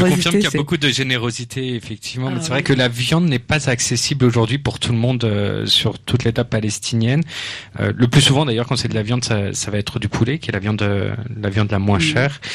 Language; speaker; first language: French; native; French